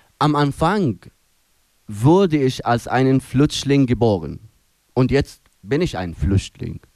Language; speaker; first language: German; non-native, fluent; Arabic